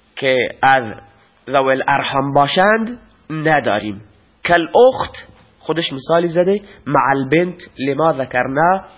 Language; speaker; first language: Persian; non-native, local second language; Baluchi